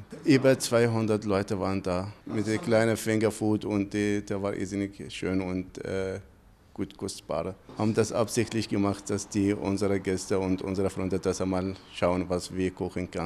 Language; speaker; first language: German; non-native, fluent; Italian